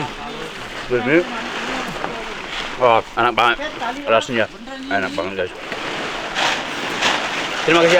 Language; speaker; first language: Indonesian; non-native, learner; English